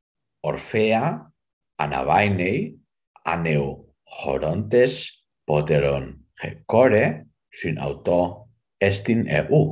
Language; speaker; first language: Greek; non-native, fluent; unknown